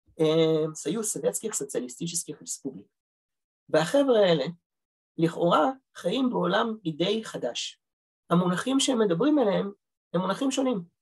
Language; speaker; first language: Hebrew; early bilingual, other home language; Russian